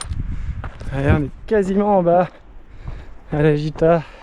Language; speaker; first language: French; native; French